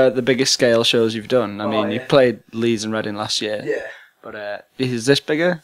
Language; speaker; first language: English; native; English